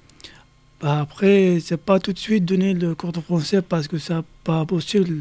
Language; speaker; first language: French; non-native, learner; Arabic